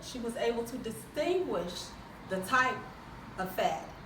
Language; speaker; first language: English; native; English